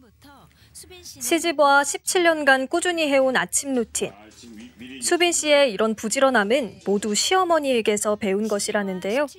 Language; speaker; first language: Korean; native; Korean